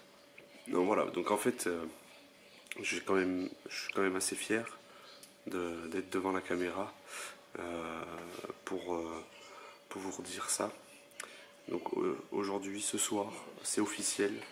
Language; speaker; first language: French; native; French